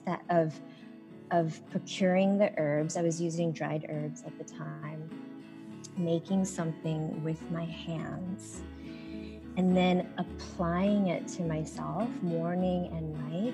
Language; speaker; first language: English; early bilingual, other home language; Korean